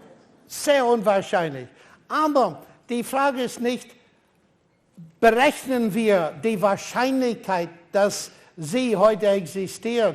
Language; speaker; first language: German; non-native, fluent; English